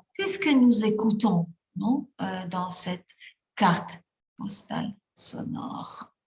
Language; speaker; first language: French; non-native, fluent; Spanish